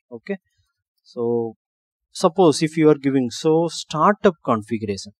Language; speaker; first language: English; non-native, local second language; Tamil